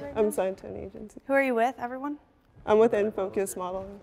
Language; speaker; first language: English; native; English